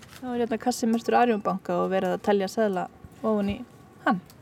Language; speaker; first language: Icelandic; native; Icelandic